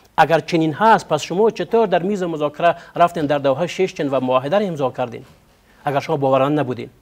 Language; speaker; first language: Persian; non-native, local second language; Pashto